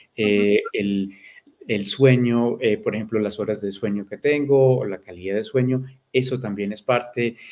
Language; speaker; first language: Spanish; early bilingual, heritage; Spanish